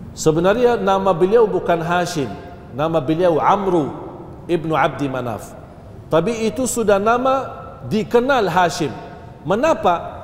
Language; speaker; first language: Malay; non-native, fluent; Arabic